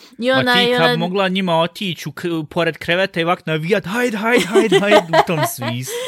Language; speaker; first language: Bosnian; early bilingual, heritage; Bosnian